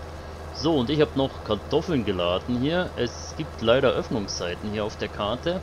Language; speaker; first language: German; native; German